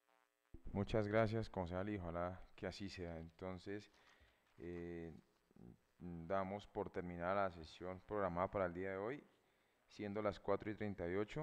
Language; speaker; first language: Spanish; native; Spanish